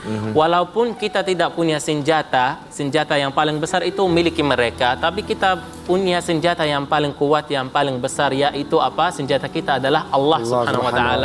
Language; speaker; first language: Indonesian; non-native, fluent; Arabic